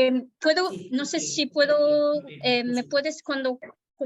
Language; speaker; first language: Spanish; non-native, learner; Japanese